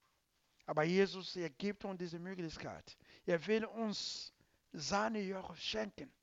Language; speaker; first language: German; non-native, learner; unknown